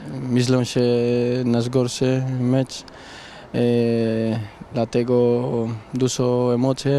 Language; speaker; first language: Polish; non-native, learner; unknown